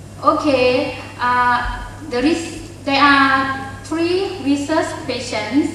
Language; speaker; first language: English; non-native, learner; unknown